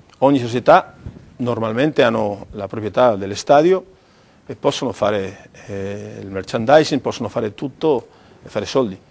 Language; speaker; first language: Italian; non-native, fluent; Spanish